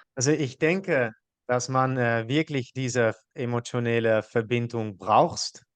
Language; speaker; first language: German; non-native, learner; Dutch